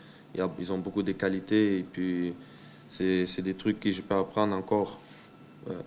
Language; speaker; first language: French; early bilingual, heritage; French